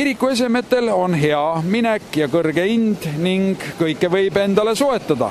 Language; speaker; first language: Estonian; native; Estonian